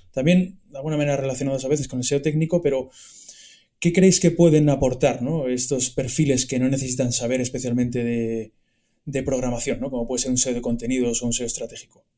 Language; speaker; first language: Spanish; native; Spanish